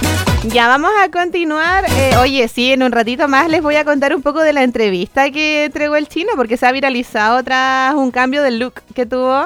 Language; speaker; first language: Spanish; native; Spanish